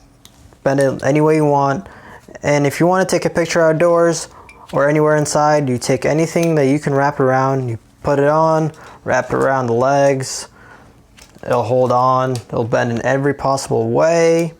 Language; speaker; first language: English; native; English